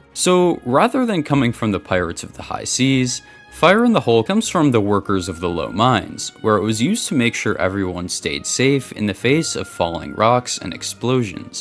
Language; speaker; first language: English; native; English